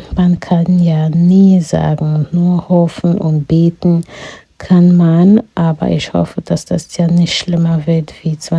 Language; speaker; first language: German; non-native, fluent; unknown